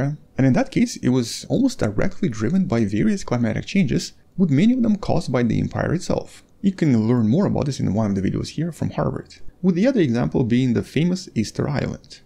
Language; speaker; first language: English; non-native, fluent; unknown